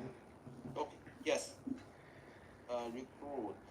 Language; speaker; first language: English; non-native, learner; Chinese